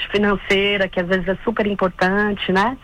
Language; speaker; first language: Portuguese; native; Portuguese